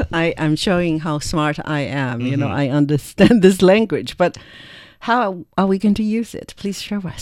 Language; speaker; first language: English; non-native, fluent; Chinese